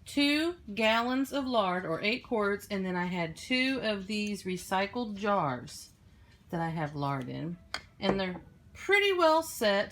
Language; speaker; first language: English; native; English